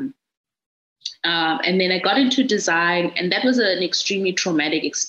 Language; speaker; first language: English; non-native, local second language; Xhosa